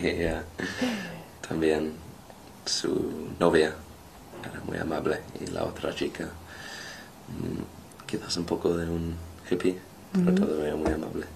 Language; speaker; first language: Spanish; non-native, fluent; English